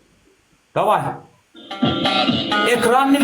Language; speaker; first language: Russian; non-native, learner; Turkmen